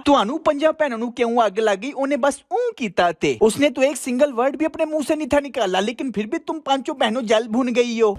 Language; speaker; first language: Urdu; non-native, local second language; Punjabi